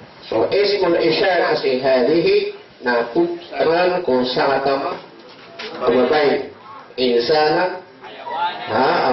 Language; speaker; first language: Arabic; non-native, fluent; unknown